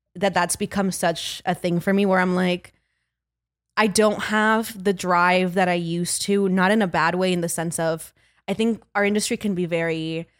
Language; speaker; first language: English; early bilingual, other home language; Spanish